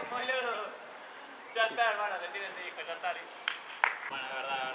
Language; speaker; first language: Spanish; native; Spanish